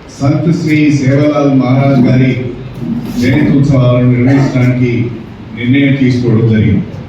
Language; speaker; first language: Telugu; native; Telugu